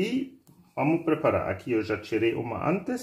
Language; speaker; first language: Portuguese; non-native, fluent; German